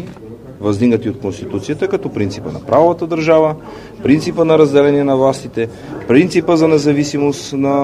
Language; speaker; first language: Bulgarian; native; Bulgarian